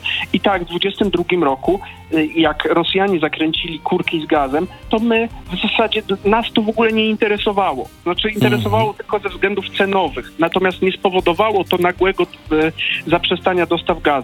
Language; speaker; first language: Polish; native; Polish